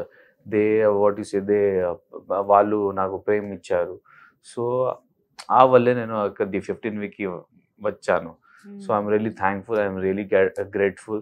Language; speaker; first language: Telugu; non-native, local second language; Hindi